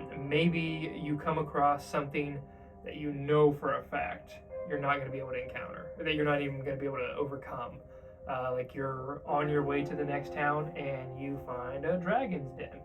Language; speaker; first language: English; native; English